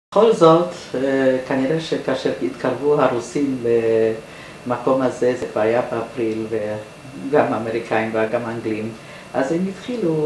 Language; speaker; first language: Hebrew; non-native, fluent; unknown